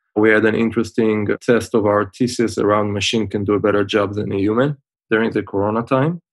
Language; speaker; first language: English; non-native, fluent; Hebrew